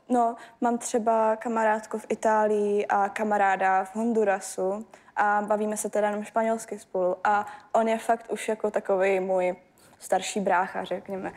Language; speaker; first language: Czech; early bilingual, heritage; German